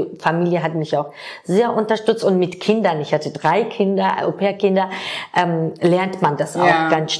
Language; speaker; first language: German; non-native, fluent; Georgian